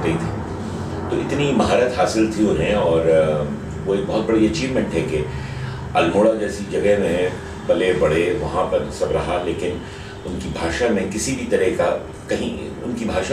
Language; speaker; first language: Hindi; native; Hindi